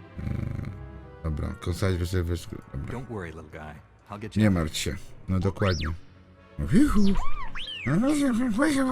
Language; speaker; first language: Polish; native; Polish